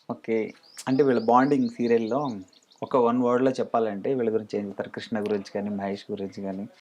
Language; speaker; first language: Telugu; native; Telugu